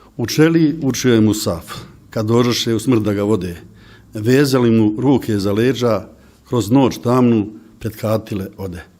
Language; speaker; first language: Bosnian; native; Bosnian